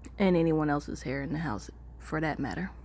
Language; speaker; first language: English; native; English